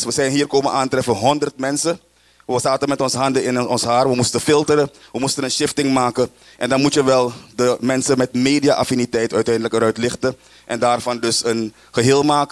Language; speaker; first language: Dutch; native; Dutch